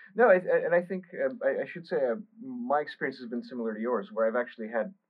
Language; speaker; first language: English; early bilingual, other home language; Bulgarian